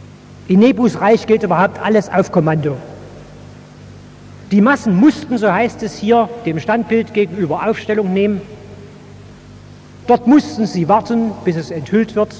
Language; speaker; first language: German; native; German